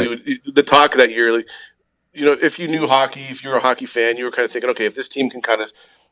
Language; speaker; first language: English; native; English